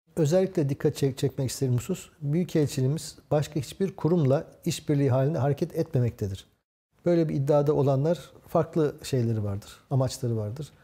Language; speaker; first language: Turkish; native; Turkish